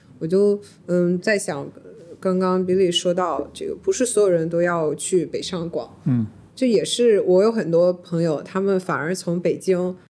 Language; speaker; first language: Chinese; early bilingual, heritage; Chinese